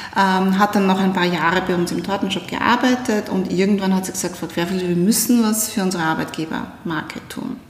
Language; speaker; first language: German; native; German